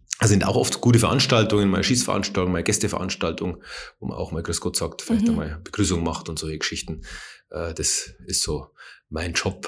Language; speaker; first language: German; native; German